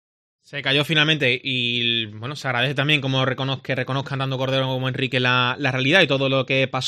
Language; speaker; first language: Spanish; native; Spanish